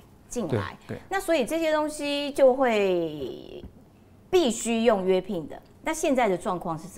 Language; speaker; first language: Chinese; native; Chinese